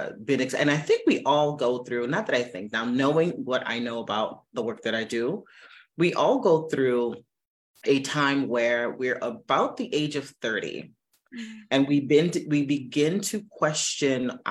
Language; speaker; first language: English; native; English